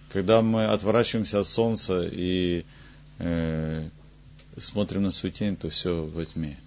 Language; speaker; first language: Russian; native; Russian